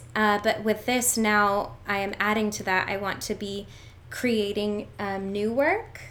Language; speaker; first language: English; native; English